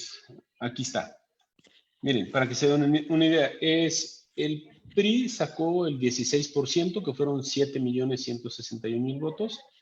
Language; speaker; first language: Spanish; native; Spanish